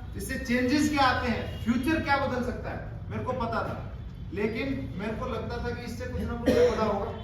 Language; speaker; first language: Hindi; native; Hindi